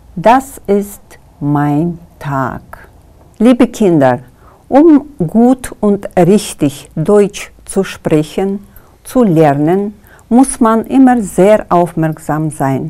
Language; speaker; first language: German; non-native, fluent; Kyrgyz